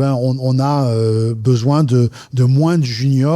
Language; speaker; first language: French; native; French